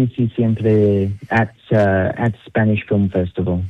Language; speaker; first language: Spanish; non-native, learner; English